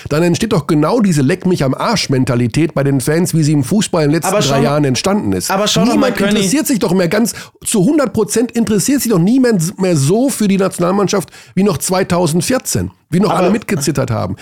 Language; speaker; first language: German; native; German